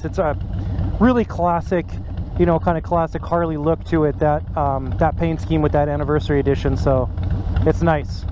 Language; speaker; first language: English; native; English